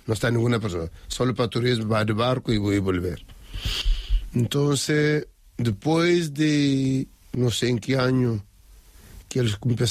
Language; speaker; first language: Spanish; non-native, learner; Kabuverdianu